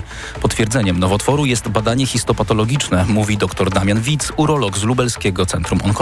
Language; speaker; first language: Polish; native; Polish